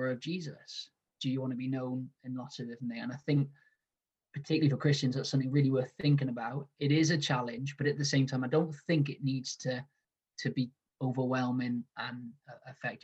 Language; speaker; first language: English; native; English